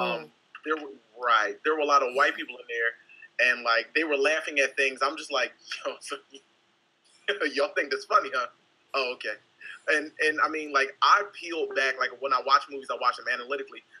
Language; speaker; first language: English; native; English